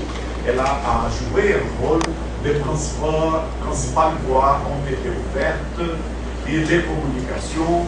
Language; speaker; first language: French; non-native, fluent; Portuguese